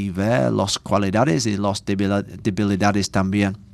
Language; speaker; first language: Spanish; non-native, learner; English